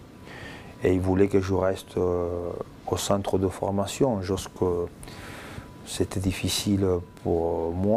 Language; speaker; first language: French; non-native, fluent; Spanish